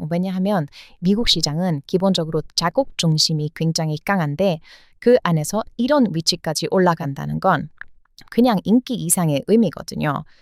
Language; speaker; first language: Korean; non-native, fluent; English